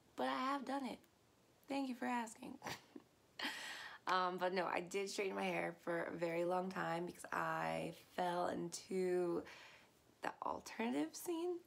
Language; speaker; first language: English; native; English